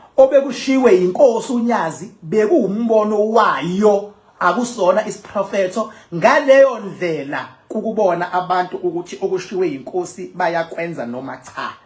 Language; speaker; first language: Zulu; native; Zulu